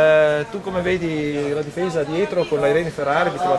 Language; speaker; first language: Italian; native; Italian